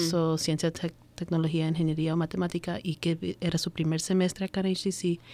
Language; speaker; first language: Spanish; early bilingual, heritage; Spanish